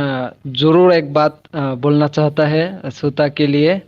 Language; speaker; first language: Hindi; non-native, learner; Bangla